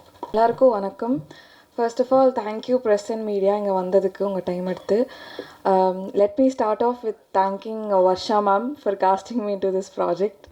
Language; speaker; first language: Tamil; non-native, learner; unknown